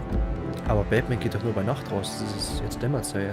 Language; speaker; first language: German; native; German